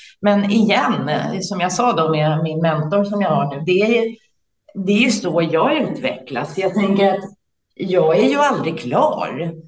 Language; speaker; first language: Swedish; native; Swedish